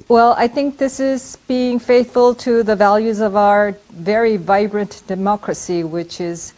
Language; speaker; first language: English; non-native, fluent; Korean